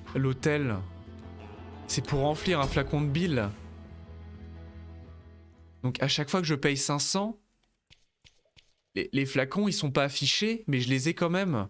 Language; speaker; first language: French; native; French